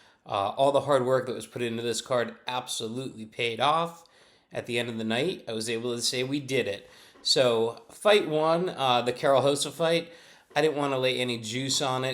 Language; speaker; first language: English; native; English